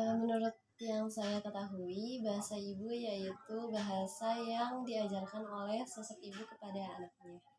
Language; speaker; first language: Indonesian; non-native, local second language; Sundanese